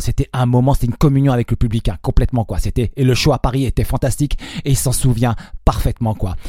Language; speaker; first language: French; native; French